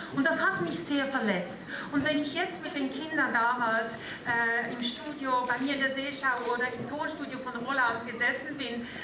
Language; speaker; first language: German; native; German